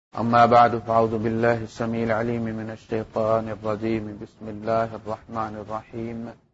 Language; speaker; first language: Urdu; non-native, local second language; Punjabi